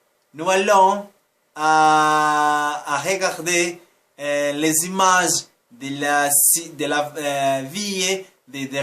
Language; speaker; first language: French; non-native, learner; Portuguese